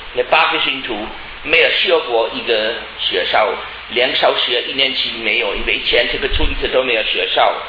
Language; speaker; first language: Chinese; non-native, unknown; German